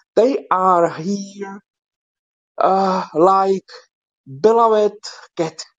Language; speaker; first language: English; non-native, fluent; Czech